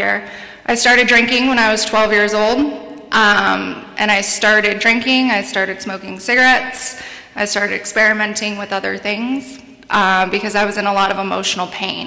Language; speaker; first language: English; native; English